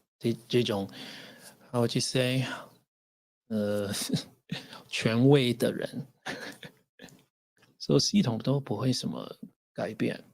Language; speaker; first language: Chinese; non-native, learner; English